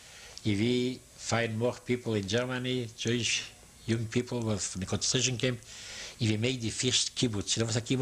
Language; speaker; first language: English; non-native, learner; Yiddish